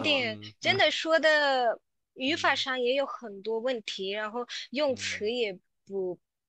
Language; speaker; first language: Chinese; non-native, local second language; Tamil